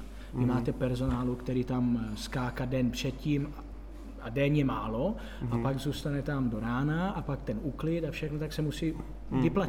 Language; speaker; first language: Czech; non-native, fluent; Italian